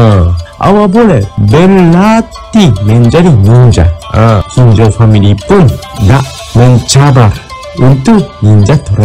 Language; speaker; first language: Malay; non-native, fluent; Japanese